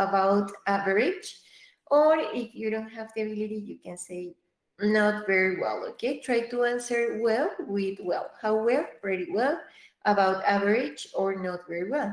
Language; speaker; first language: English; non-native, fluent; Spanish